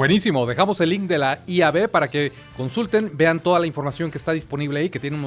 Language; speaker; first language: Spanish; native; Spanish